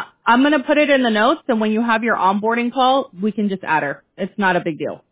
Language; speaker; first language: English; early bilingual, other home language; Spanish